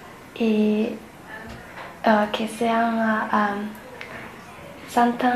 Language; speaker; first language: Spanish; non-native, learner; English